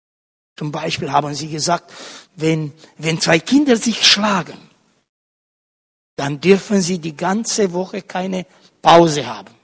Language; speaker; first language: German; non-native, fluent; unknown